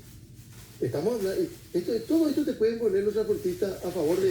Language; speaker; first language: Spanish; native; Spanish